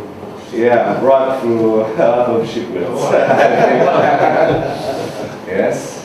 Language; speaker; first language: English; non-native, learner; Romanian